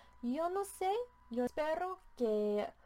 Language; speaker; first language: Spanish; non-native, learner; English